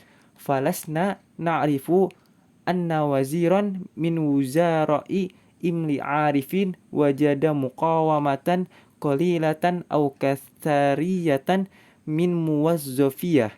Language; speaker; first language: Arabic; non-native, learner; Indonesian